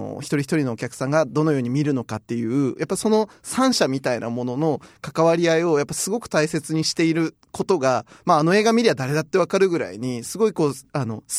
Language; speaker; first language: Japanese; native; Japanese